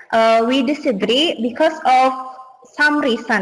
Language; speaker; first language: English; non-native, learner; Indonesian